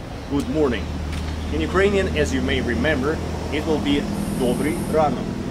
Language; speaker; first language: English; non-native, fluent; Ukrainian